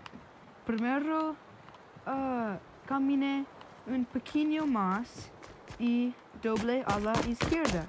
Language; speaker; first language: Spanish; non-native, learner; English